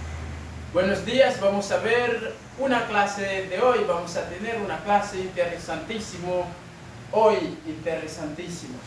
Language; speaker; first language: Spanish; non-native, learner; French